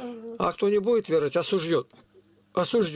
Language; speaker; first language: Russian; native; Russian